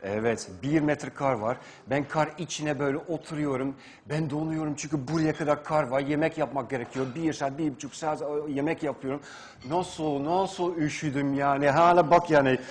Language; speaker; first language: Turkish; non-native, fluent; Dutch